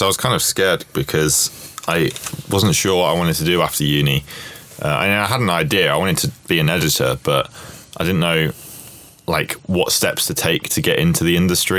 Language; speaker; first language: English; native; English